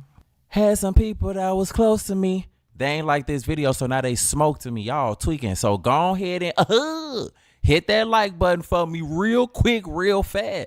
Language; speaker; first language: English; native; English